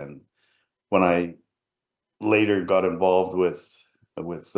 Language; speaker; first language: English; native; English